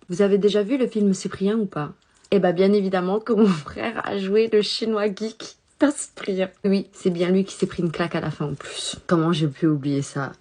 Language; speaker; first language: French; early bilingual, other home language; Chinese